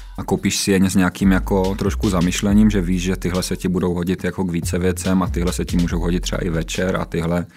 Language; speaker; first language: Czech; native; Czech